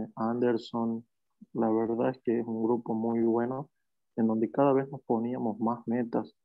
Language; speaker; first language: Spanish; native; Spanish